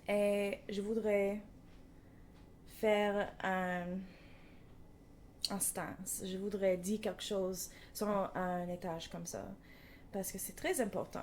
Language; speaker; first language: French; non-native, learner; English